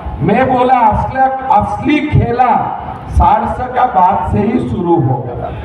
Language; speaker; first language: Hindi; non-native, local second language; Assamese